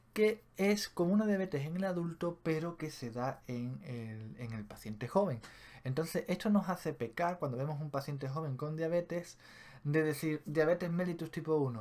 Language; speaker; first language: Spanish; native; Spanish